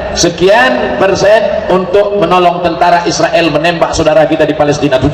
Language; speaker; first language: Indonesian; native; Indonesian